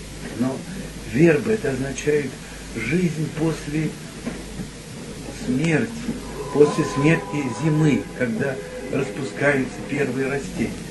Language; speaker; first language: Russian; native; Russian